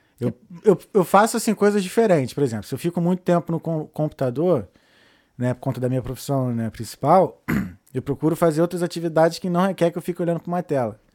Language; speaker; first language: Portuguese; native; Portuguese